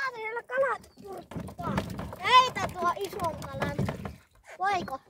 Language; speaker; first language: Finnish; early bilingual, other home language; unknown